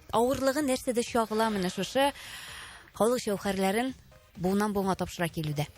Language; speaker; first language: Tatar; native; Tatar